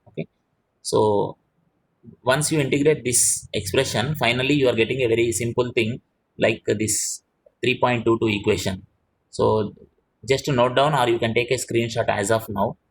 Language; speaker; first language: English; non-native, local second language; Telugu